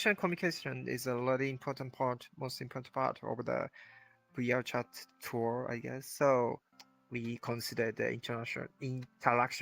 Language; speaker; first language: English; non-native, learner; Japanese